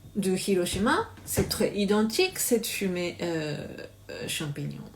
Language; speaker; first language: French; non-native, learner; Japanese